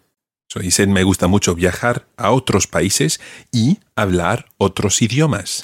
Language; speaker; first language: Spanish; non-native, fluent; English